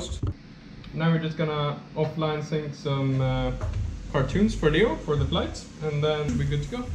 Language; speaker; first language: English; non-native, fluent; Swedish